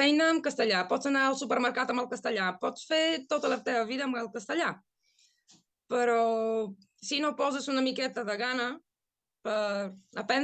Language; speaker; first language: Catalan; non-native, fluent; Bulgarian